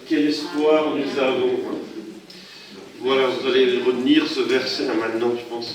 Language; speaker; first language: French; native; French